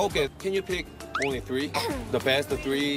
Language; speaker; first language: English; non-native, learner; Korean